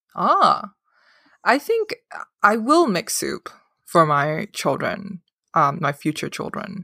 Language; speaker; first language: English; non-native, local second language; Cantonese